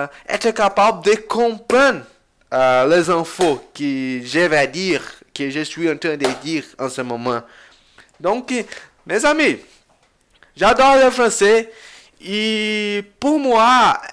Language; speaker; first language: French; non-native, learner; Portuguese